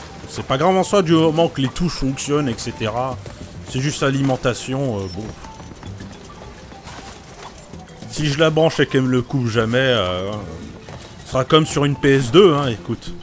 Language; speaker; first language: French; native; French